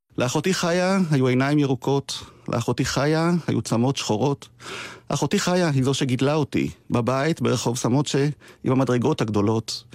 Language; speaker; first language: Hebrew; native; Hebrew